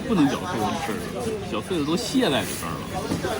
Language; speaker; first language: Chinese; native; Chinese